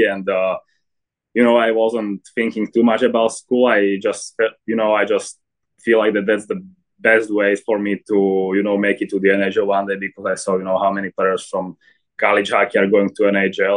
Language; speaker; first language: English; non-native, fluent; Slovak